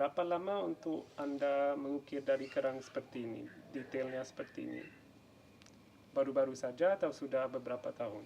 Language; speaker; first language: Indonesian; non-native, fluent; English